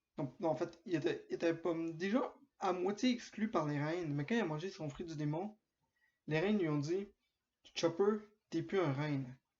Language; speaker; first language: French; early bilingual, other home language; Spanish